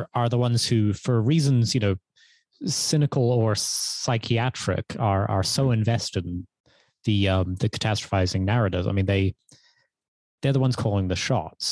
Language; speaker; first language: English; native; English